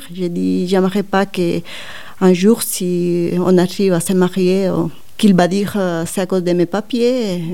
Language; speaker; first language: French; non-native, learner; Spanish